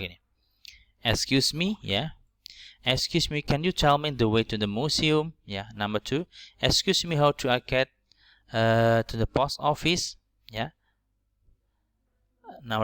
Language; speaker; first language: English; non-native, learner; Indonesian